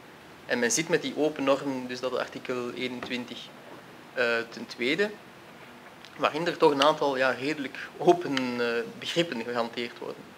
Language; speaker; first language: Dutch; native; Dutch